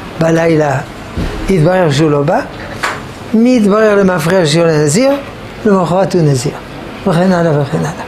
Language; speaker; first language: Hebrew; non-native, fluent; French